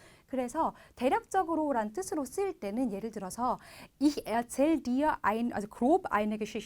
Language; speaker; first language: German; non-native, fluent; Korean